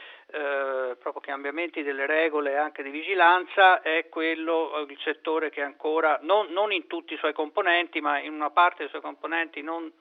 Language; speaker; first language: Italian; native; Italian